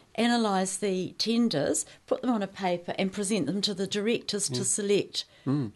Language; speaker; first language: English; native; English